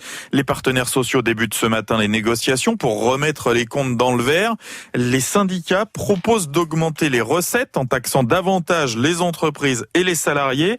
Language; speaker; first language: French; native; French